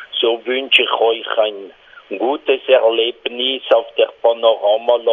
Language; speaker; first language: German; non-native, local second language; French